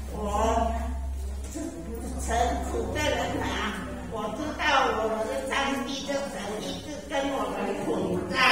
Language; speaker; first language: Chinese; early bilingual, heritage; Indonesian